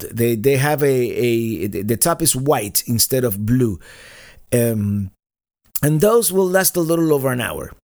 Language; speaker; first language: English; non-native, fluent; Spanish